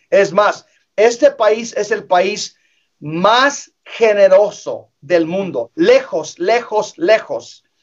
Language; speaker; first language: Spanish; early bilingual, heritage; English